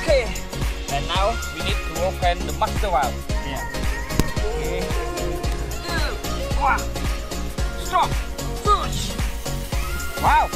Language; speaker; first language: English; non-native, learner; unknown